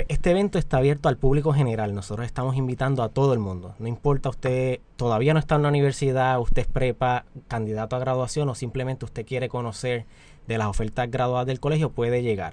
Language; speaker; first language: Spanish; native; Spanish